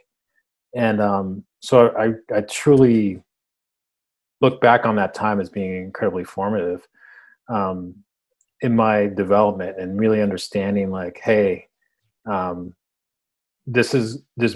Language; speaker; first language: English; early bilingual, other home language; Spanish